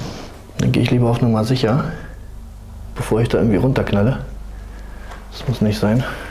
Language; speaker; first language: German; native; German